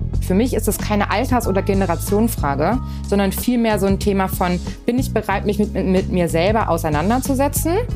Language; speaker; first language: German; native; German